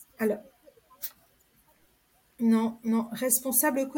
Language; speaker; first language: French; native; French